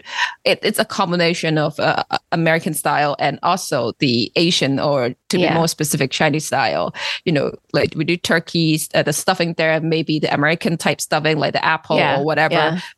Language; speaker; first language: English; non-native, local second language; Cantonese